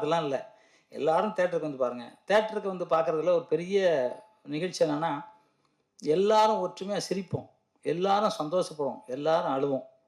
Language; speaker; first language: Tamil; native; Tamil